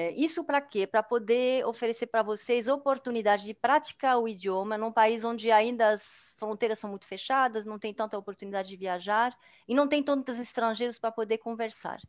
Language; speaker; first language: Portuguese; non-native, fluent; French